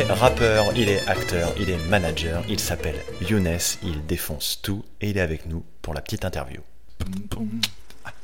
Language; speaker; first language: French; native; French